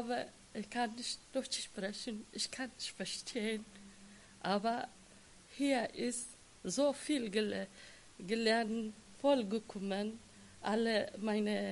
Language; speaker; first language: German; non-native, learner; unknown